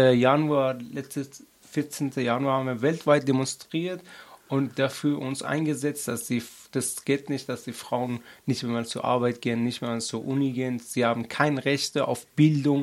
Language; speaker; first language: German; non-native, learner; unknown